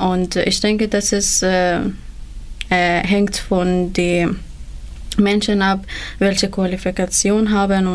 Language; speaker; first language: German; non-native, learner; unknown